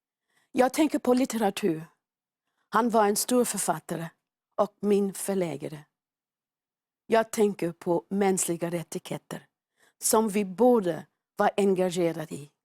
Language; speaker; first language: Swedish; non-native, fluent; English